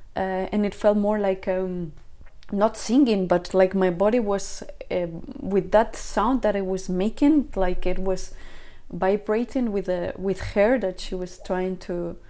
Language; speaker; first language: English; non-native, fluent; Spanish